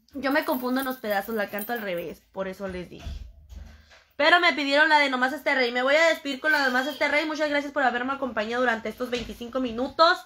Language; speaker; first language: Spanish; native; Spanish